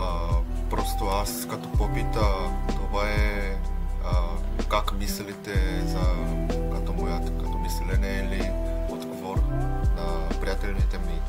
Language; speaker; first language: Bulgarian; non-native, learner; Korean